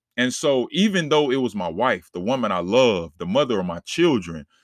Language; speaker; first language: English; native; English